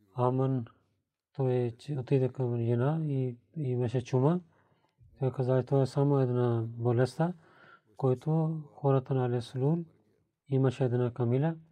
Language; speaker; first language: Bulgarian; non-native, fluent; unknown